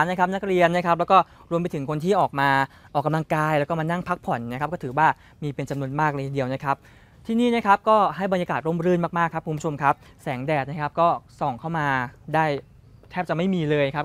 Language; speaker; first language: Thai; native; Thai